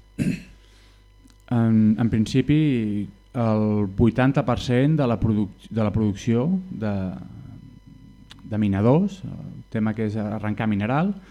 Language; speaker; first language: Catalan; native; Catalan